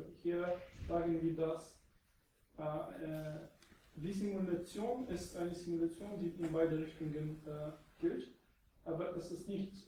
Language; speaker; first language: German; non-native, fluent; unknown